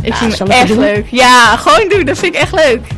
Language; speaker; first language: Dutch; native; Dutch